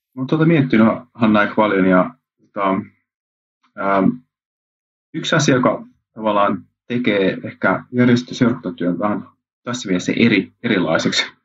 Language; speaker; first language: Finnish; early bilingual, heritage; Finnish